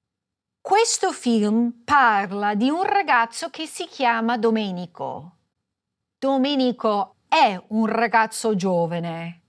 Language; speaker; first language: Italian; non-native, fluent; English